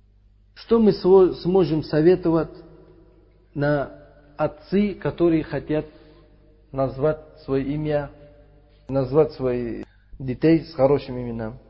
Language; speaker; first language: Russian; non-native, fluent; Uzbek